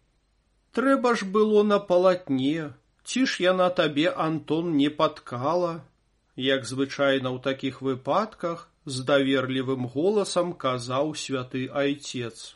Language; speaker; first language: Belarusian; native; Belarusian